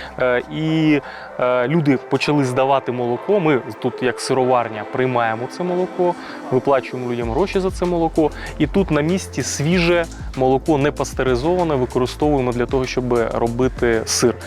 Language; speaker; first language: Ukrainian; native; Ukrainian